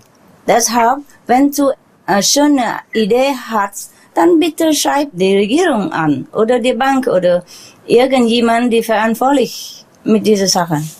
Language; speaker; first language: German; non-native, learner; Vietnamese